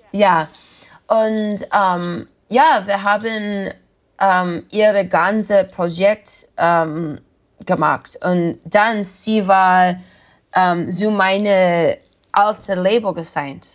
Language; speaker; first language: German; non-native, learner; English